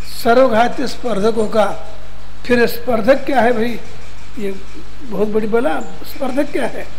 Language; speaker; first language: Hindi; non-native, local second language; Kannada